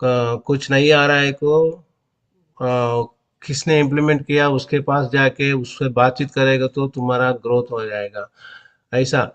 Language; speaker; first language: Hindi; non-native, local second language; Telugu